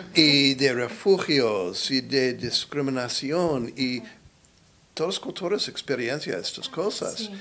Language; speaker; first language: Spanish; non-native, learner; English